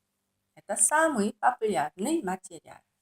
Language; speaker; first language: Russian; non-native, learner; Korean